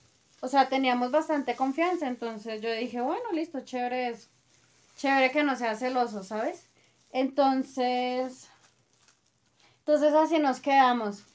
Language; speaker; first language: Spanish; native; Spanish